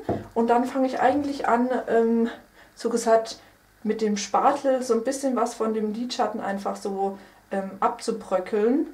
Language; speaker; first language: German; native; German